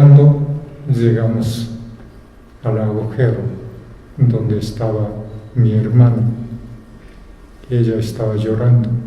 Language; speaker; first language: Spanish; non-native, fluent; Japanese